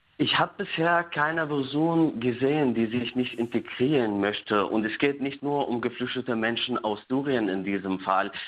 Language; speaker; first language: German; non-native, fluent; Arabic